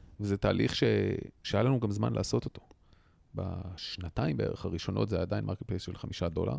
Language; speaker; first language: Hebrew; native; Hebrew